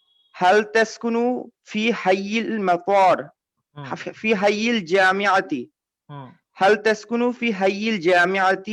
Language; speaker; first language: Arabic; non-native, learner; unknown